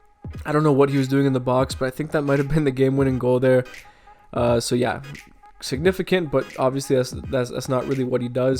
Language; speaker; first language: English; native; English